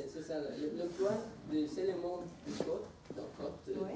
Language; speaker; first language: French; non-native, learner; Spanish